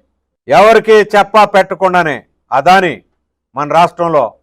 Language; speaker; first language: Telugu; native; Telugu